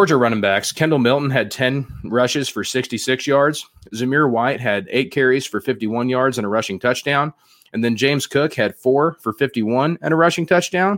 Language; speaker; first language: English; native; English